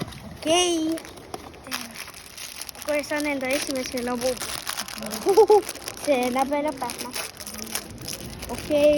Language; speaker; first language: Estonian; early bilingual, other home language; Ukrainian